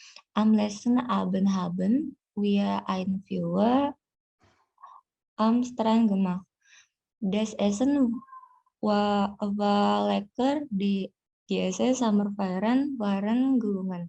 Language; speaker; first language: German; non-native, learner; Indonesian